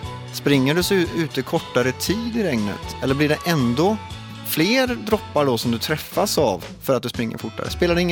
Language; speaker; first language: Swedish; native; Swedish